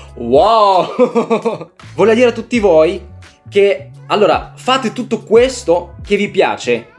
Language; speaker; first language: Italian; non-native, fluent; Russian